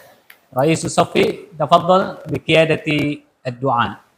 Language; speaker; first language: Arabic; non-native, fluent; Indonesian